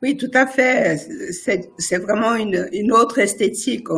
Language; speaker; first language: French; non-native, fluent; Portuguese